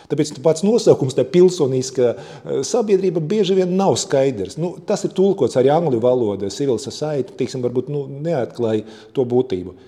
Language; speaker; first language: Latvian; non-native, local second language; Russian